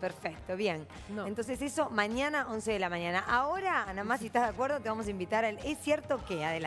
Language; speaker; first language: Spanish; native; Spanish